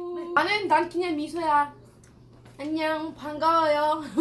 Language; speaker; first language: Korean; non-native, fluent; Arabic